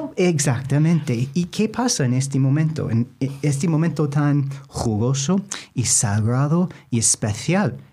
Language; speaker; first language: Spanish; non-native, fluent; English